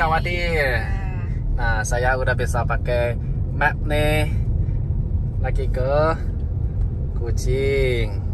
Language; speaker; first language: Indonesian; non-native, fluent; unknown